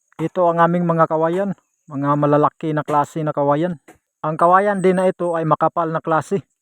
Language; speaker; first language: Filipino; non-native, local second language; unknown